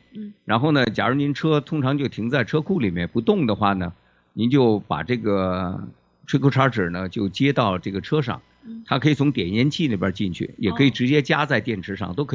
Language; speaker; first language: Chinese; native; Chinese